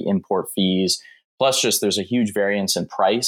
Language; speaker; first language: English; native; English